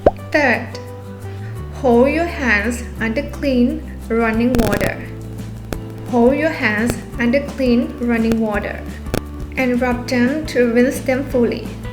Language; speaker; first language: English; non-native, fluent; Thai